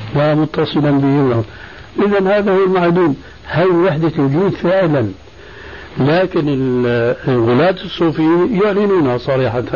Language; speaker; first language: Arabic; early bilingual, other home language; Albanian